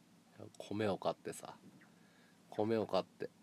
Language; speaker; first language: Japanese; native; Japanese